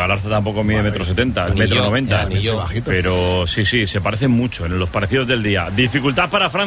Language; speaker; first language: Spanish; native; Spanish